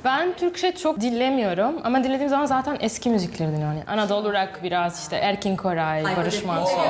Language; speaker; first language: Turkish; non-native, fluent; Arabic